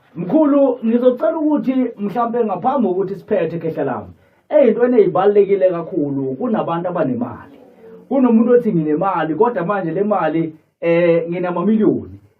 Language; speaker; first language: Zulu; native; Zulu